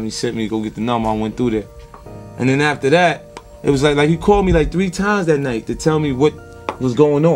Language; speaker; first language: English; native; English